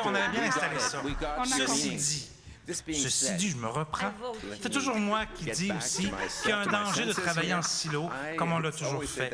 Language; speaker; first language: French; native; French